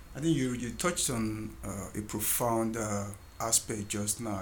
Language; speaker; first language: English; non-native, local second language; Yoruba